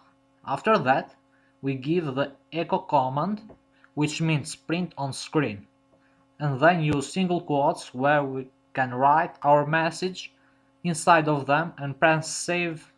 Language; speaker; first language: English; non-native, fluent; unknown